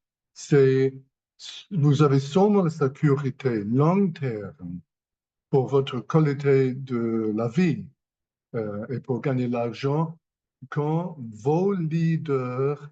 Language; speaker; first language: French; non-native, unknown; English